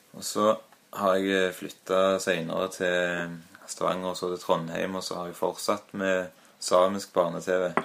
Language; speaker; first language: Norwegian; native; Norwegian